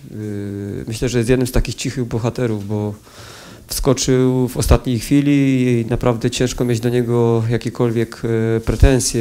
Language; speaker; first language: Polish; native; Polish